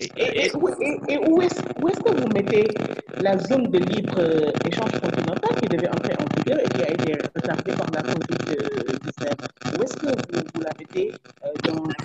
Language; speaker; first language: French; non-native, local second language; Wolof